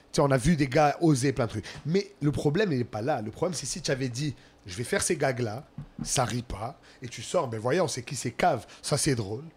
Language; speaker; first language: French; native; French